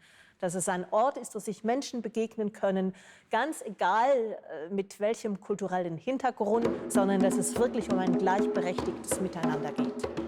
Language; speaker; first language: German; native; German